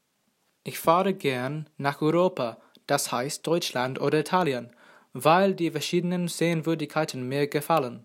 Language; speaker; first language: German; non-native, learner; English